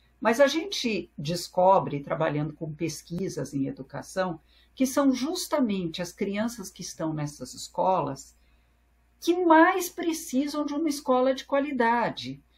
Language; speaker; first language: Portuguese; early bilingual, other home language; French